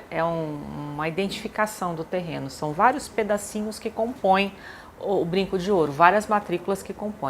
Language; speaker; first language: Portuguese; native; Portuguese